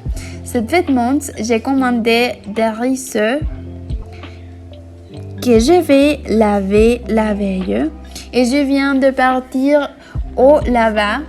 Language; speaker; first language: French; non-native, learner; Spanish